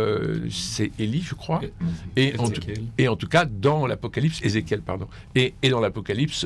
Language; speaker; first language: French; native; French